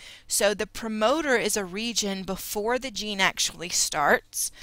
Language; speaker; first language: English; native; English